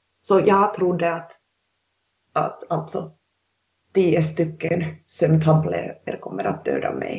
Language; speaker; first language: Swedish; non-native, local second language; Finnish